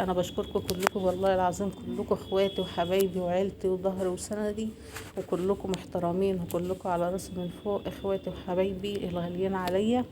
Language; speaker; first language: Arabic; native; Arabic